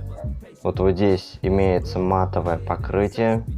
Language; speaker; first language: Russian; native; Russian